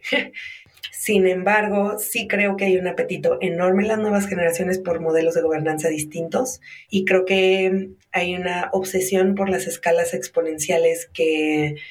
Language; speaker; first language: Spanish; native; Spanish